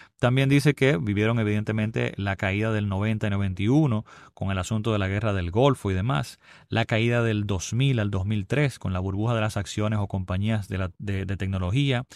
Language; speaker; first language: Spanish; native; Spanish